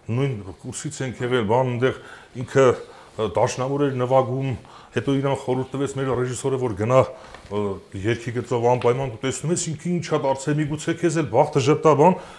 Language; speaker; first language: Armenian; native; Armenian